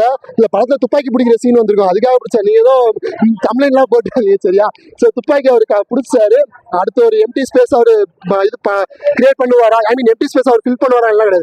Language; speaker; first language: Tamil; native; Tamil